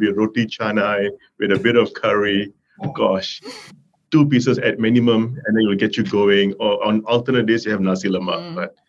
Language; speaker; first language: English; non-native, local second language; Tamil